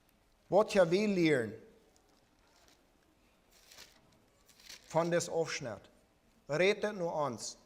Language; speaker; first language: German; non-native, learner; Plautdietsch